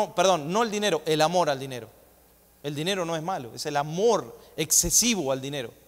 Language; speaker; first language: Spanish; native; Spanish